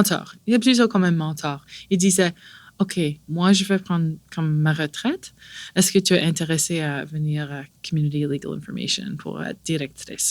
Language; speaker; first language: French; non-native, local second language; English